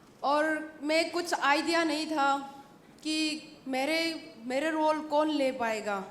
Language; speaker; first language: Hindi; non-native, local second language; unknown